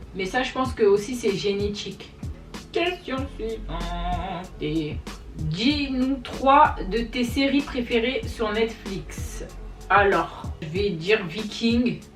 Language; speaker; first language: French; native; French